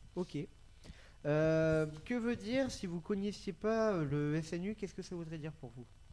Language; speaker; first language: French; native; French